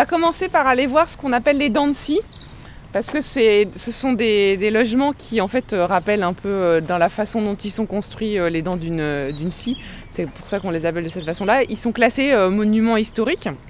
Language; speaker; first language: French; native; French